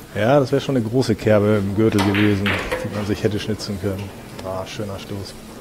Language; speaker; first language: German; native; German